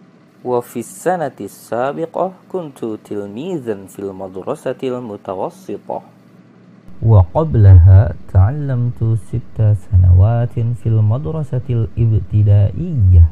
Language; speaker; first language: Arabic; non-native, learner; Indonesian